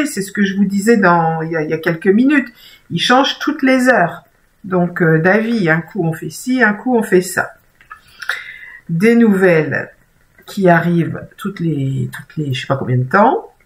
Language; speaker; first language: French; native; French